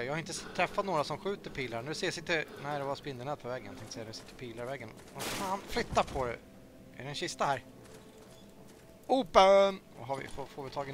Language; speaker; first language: Swedish; native; Swedish